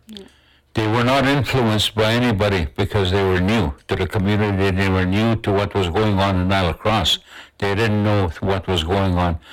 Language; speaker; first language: English; non-native, local second language; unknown